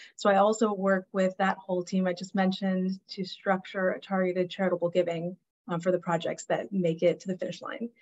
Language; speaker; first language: English; native; English